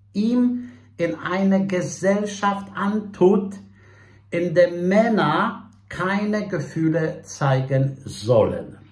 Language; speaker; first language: German; non-native, fluent; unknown